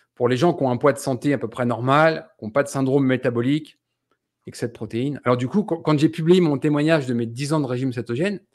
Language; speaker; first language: French; native; French